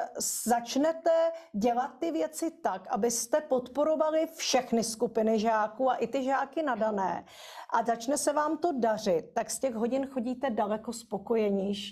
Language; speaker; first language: Czech; native; Czech